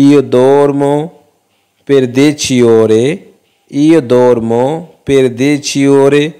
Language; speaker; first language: Italian; non-native, fluent; Punjabi